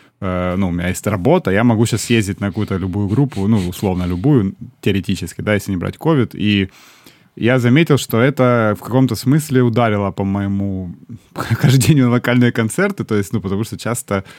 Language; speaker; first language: Russian; native; Russian